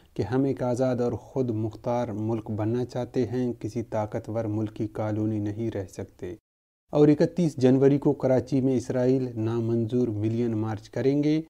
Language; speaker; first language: Urdu; non-native, local second language; Baluchi